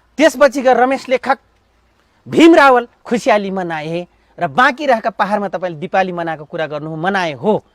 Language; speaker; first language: Nepali; non-native, local second language; Dangaura Tharu